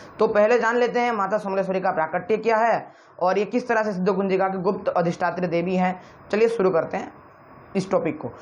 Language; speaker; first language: Hindi; non-native, local second language; Odia